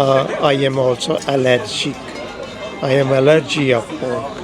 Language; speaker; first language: English; non-native, fluent; Urdu